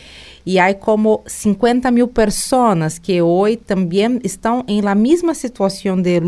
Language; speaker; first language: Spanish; non-native, learner; Portuguese